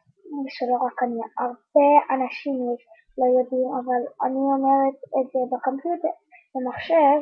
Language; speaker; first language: Hebrew; early bilingual, heritage; English